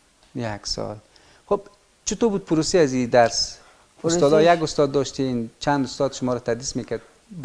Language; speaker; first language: Persian; native; Persian